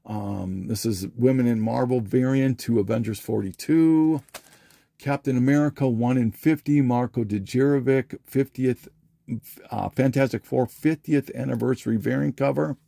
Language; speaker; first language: English; native; English